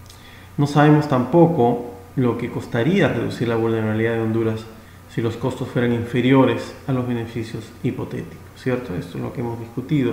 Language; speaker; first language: Spanish; native; Spanish